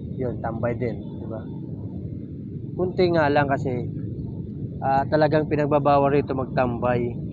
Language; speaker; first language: Filipino; non-native, local second language; Waray